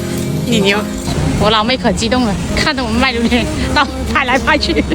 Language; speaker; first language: Chinese; native; Chinese